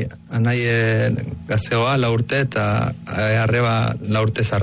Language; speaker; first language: Basque; early bilingual, other home language; Arabic